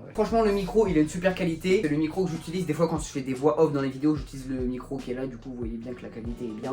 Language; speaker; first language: French; native; French